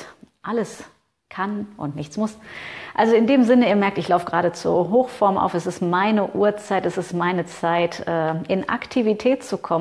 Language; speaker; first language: German; native; German